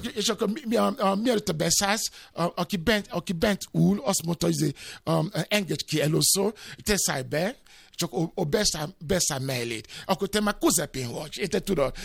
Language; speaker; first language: Hungarian; non-native, learner; Yoruba